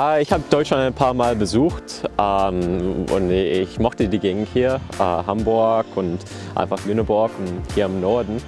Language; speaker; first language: German; early bilingual, heritage; German